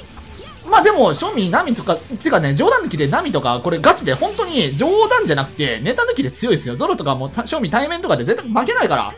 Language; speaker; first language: Japanese; native; Japanese